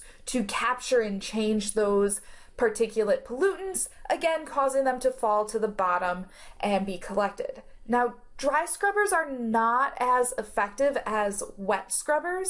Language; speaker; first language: English; native; English